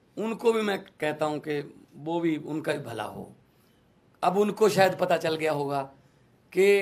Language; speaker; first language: Hindi; non-native, local second language; Punjabi